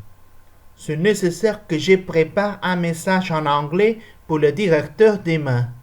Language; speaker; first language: French; non-native, learner; Spanish